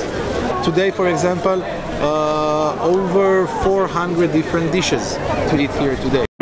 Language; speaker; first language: English; non-native, fluent; Hebrew